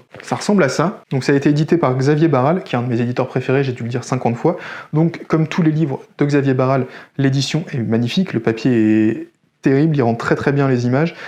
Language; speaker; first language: French; native; French